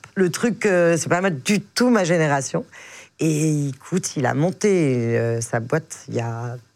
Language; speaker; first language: French; native; French